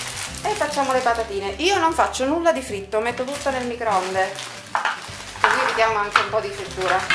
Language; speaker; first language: Italian; native; Italian